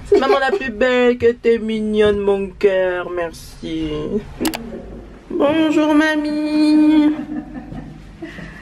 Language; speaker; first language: French; native; French